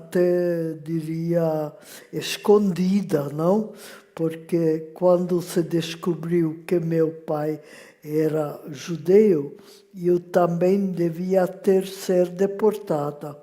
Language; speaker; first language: Portuguese; non-native, fluent; French